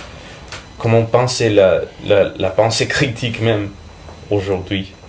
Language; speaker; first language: French; non-native, fluent; Spanish